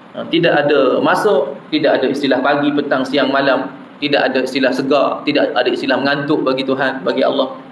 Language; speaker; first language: Malay; native; Malay